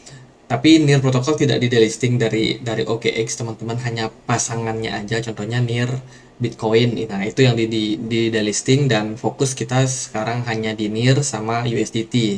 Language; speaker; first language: Indonesian; native; Indonesian